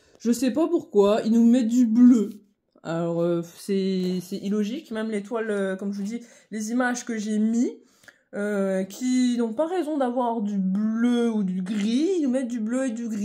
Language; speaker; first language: French; native; French